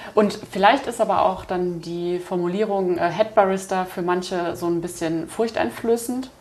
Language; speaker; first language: German; native; German